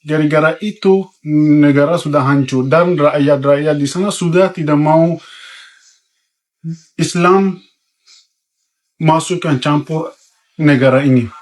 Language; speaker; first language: Indonesian; non-native, fluent; Persian